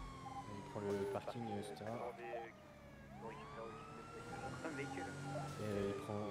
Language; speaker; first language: French; native; French